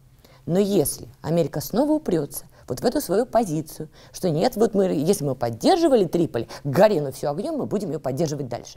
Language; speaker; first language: Russian; native; Russian